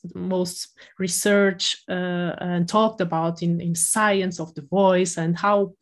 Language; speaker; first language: English; non-native, fluent; Portuguese